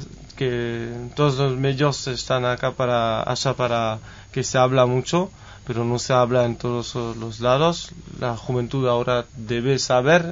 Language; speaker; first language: Spanish; non-native, fluent; French